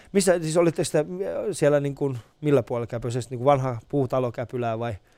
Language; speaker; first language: Finnish; early bilingual, other home language; Persian